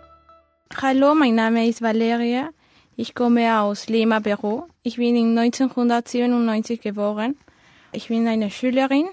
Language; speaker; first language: German; non-native, learner; Spanish